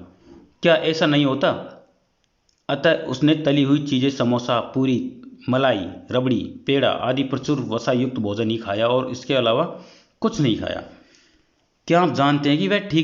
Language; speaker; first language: Hindi; native; Hindi